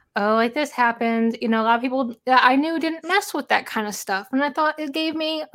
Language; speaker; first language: English; native; English